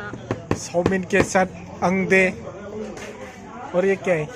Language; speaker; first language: Hindi; non-native, local second language; Bodo